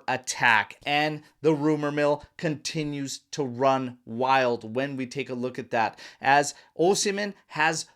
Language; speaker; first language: English; native; English